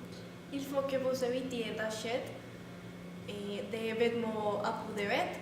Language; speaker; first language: French; non-native, learner; Spanish